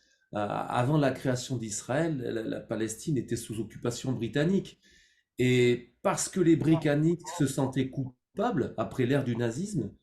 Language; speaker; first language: French; native; French